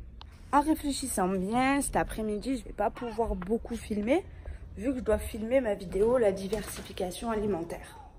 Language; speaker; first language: French; native; French